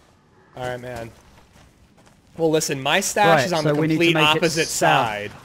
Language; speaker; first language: English; native; English